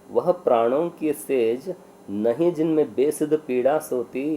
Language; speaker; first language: Hindi; non-native, local second language; Kannada